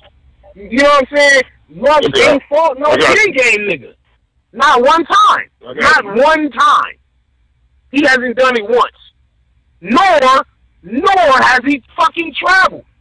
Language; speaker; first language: English; native; English